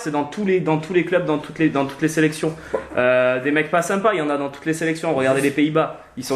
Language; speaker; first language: French; native; French